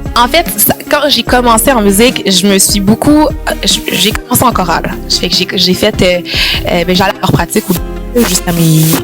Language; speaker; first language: French; native; French